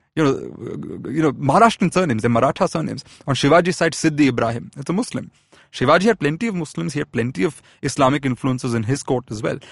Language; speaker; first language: English; non-native, local second language; Malayalam